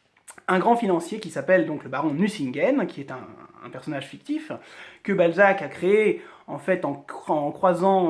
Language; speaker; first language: French; native; French